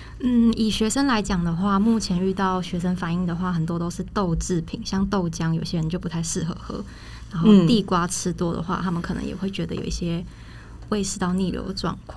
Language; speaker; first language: Chinese; native; Chinese